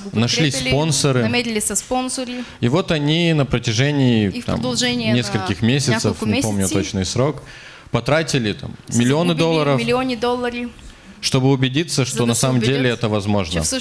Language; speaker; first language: Russian; native; Russian